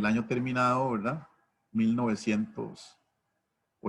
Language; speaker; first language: Spanish; native; Spanish